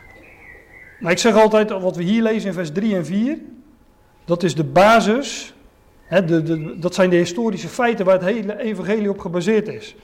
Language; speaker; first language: Dutch; native; Dutch